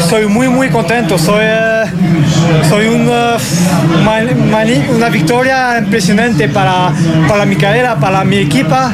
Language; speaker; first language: Spanish; non-native, learner; French